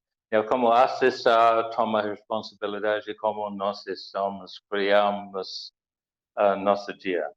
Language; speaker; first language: Portuguese; non-native, learner; English